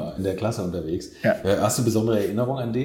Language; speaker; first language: German; native; German